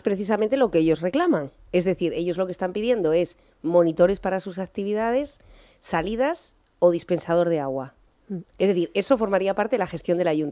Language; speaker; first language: Spanish; native; Spanish